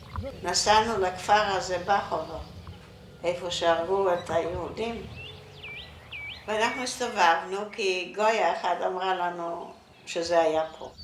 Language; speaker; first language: Hebrew; non-native, fluent; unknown